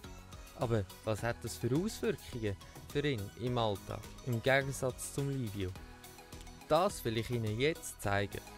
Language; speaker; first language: German; native; German